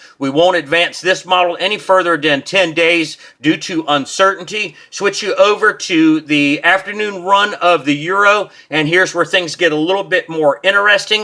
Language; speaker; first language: English; native; English